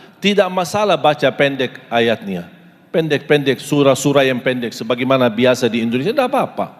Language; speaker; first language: Malay; non-native, fluent; Arabic